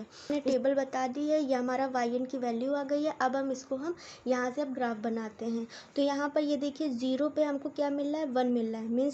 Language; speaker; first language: Hindi; native; Hindi